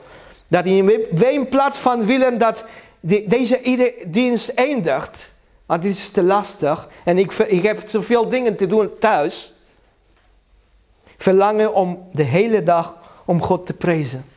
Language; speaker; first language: Dutch; non-native, learner; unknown